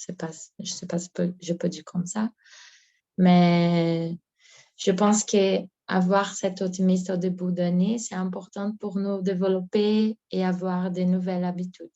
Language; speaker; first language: French; non-native, learner; Portuguese